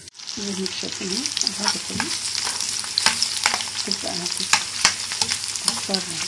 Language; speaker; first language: Arabic; native; Arabic